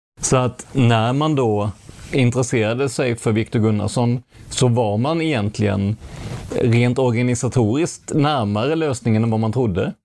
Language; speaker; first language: Swedish; native; Swedish